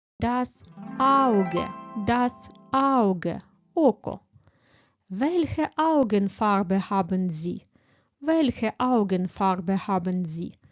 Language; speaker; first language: German; non-native, fluent; Ukrainian